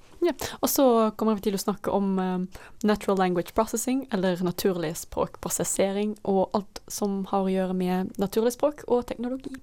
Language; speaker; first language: Norwegian; non-native, fluent; Dutch